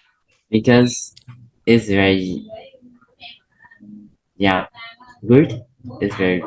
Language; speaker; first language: English; non-native, learner; Vietnamese